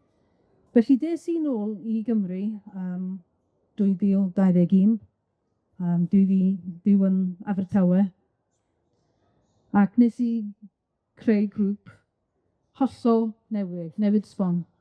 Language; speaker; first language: Welsh; non-native, local second language; English